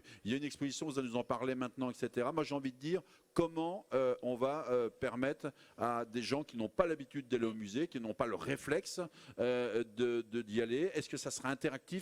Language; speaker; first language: French; native; French